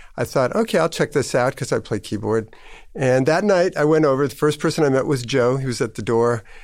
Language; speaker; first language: English; native; English